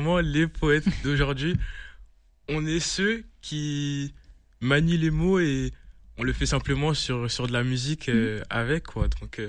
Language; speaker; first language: French; native; French